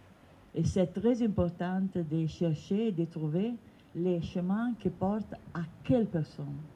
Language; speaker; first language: French; non-native, fluent; Italian